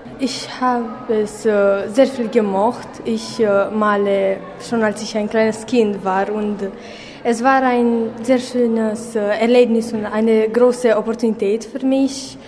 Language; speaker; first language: German; non-native, local second language; Romanian